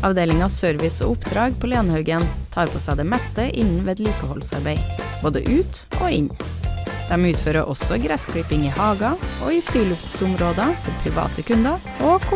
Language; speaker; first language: Norwegian; native; Norwegian